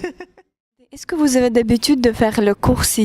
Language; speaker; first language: French; non-native, learner; Chinese